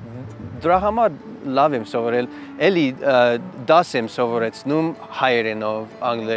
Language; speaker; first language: Armenian; non-native, learner; English